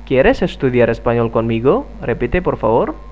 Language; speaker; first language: Spanish; non-native, fluent; Indonesian